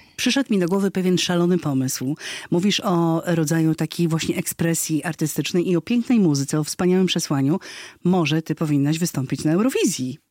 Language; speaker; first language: Polish; native; Polish